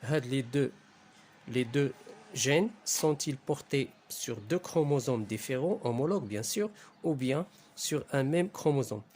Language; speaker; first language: French; non-native, local second language; Arabic